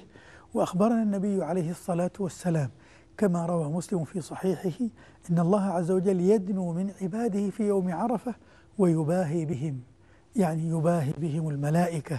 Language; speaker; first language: Arabic; native; Arabic